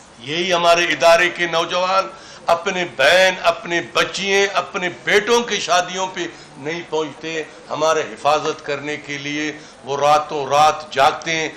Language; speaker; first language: Urdu; non-native, local second language; Baluchi